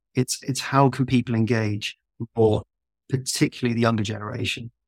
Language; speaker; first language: English; native; English